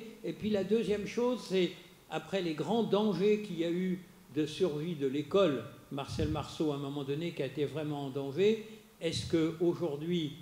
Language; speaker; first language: French; native; French